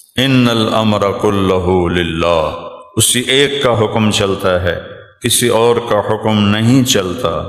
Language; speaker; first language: Urdu; non-native, local second language; Punjabi